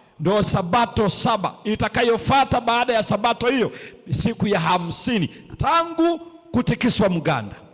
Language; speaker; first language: Swahili; native; Swahili